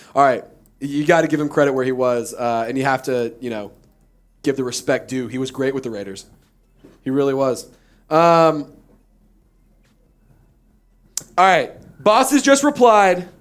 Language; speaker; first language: English; native; English